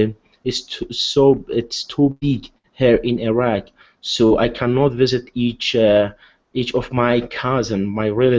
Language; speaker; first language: English; non-native, learner; Arabic